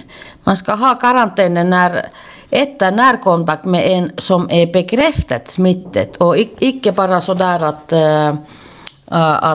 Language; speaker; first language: Swedish; non-native, local second language; Finnish